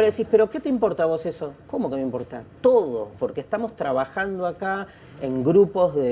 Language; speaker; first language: Spanish; native; Spanish